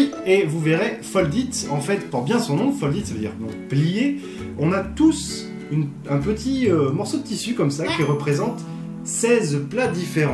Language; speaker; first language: French; native; French